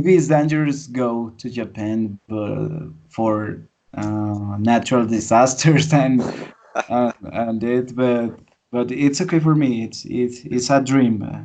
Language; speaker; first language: English; non-native, learner; Spanish